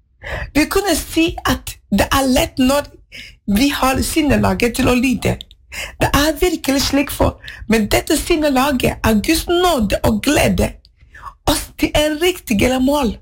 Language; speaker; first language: Norwegian; non-native, fluent; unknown